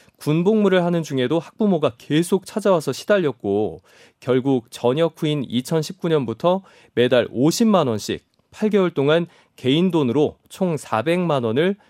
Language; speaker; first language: Korean; native; Korean